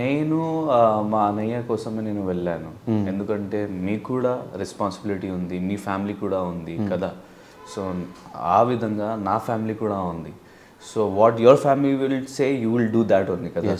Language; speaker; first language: Telugu; non-native, learner; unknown